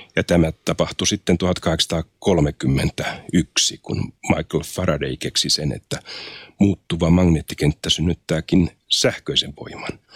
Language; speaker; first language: Finnish; native; Finnish